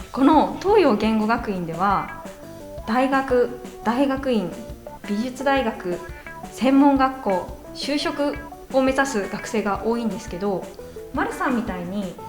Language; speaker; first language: Japanese; native; Japanese